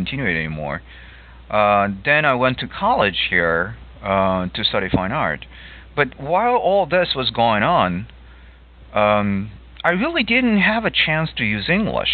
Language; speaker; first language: English; non-native, fluent; Japanese